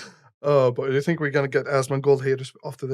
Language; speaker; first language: English; native; English